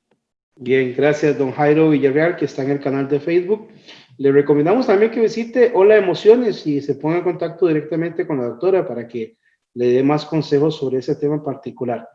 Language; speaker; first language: Spanish; native; Spanish